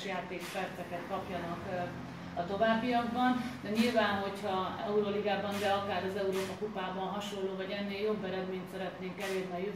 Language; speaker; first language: Hungarian; native; Hungarian